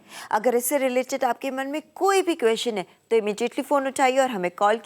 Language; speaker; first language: Hindi; native; Hindi